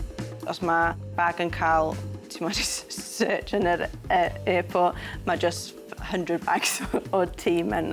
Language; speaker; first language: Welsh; non-native, local second language; English